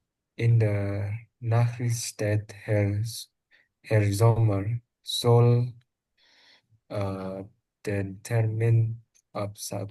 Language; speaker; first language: German; non-native, learner; Indonesian